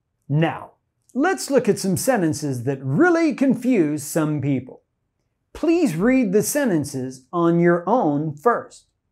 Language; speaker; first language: English; native; English